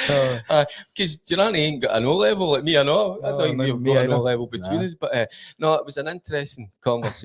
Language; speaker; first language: English; native; English